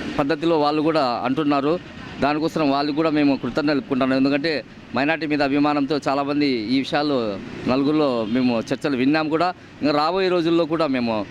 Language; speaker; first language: Telugu; non-native, local second language; Urdu